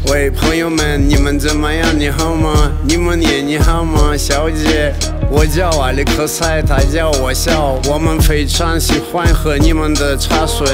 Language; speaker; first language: Chinese; non-native, learner; Russian